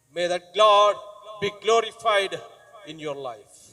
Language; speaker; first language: English; non-native, local second language; Telugu